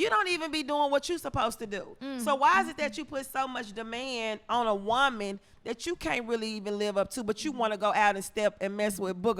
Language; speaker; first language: English; native; English